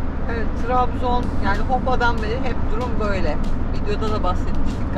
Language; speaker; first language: Turkish; native; Turkish